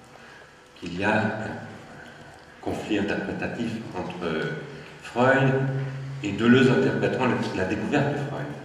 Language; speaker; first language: French; native; French